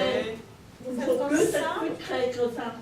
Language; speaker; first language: French; non-native, learner; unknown